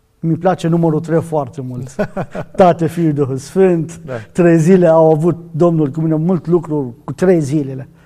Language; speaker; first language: Romanian; non-native, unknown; Arabic